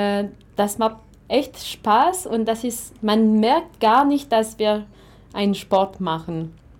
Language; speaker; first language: German; non-native, fluent; French